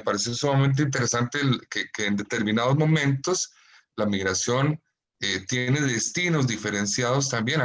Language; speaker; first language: Spanish; native; Spanish